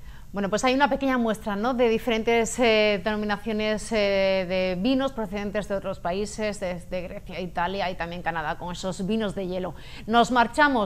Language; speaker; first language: Spanish; native; Spanish